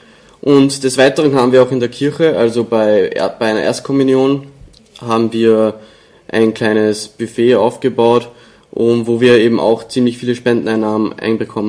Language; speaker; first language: German; native; German